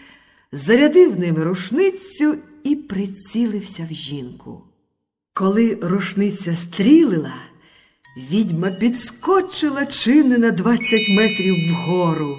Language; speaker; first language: Ukrainian; native; Ukrainian